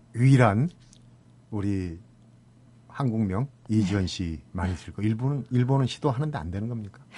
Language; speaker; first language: Korean; native; Korean